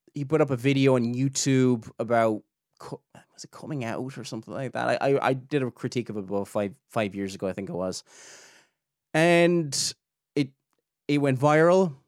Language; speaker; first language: English; native; English